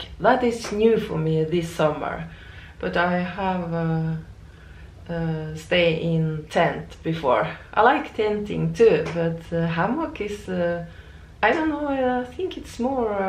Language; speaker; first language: English; non-native, learner; Norwegian